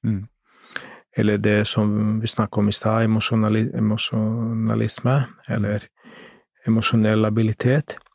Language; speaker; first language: Norwegian; non-native, fluent; Greek